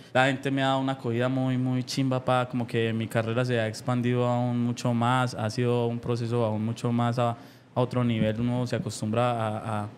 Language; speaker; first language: Spanish; native; Spanish